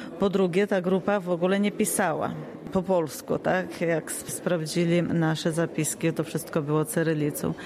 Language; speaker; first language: Polish; early bilingual, heritage; Polish